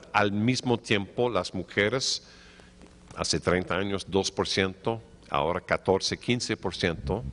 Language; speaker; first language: Spanish; non-native, fluent; English